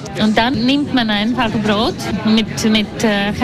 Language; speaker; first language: German; non-native, learner; Latvian